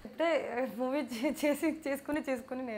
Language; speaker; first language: Telugu; non-native, learner; Kannada